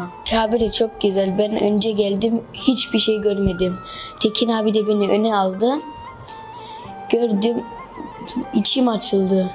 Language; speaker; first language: Turkish; early bilingual, heritage; Turkish